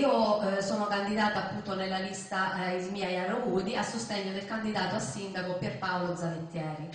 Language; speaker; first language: Italian; native; Italian